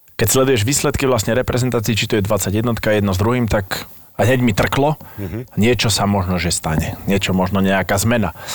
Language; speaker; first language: Slovak; native; Slovak